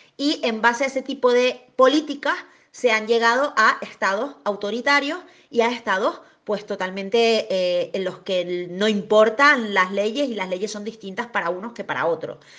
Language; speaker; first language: Spanish; native; Spanish